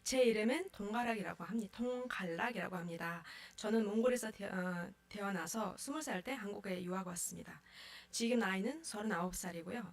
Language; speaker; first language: Korean; non-native, fluent; Mongolian